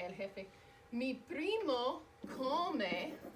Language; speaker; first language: Spanish; non-native, fluent; English